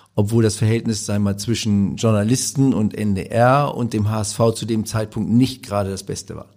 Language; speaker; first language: German; native; German